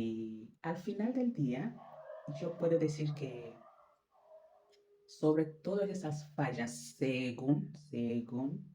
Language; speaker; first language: Spanish; non-native, fluent; French